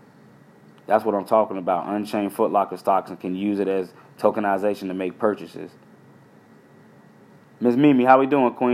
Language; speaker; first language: English; native; English